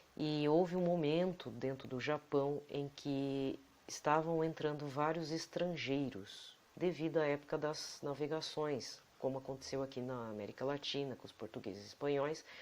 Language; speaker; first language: Portuguese; native; Portuguese